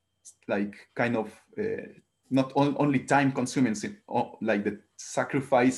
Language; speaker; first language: English; non-native, learner; Spanish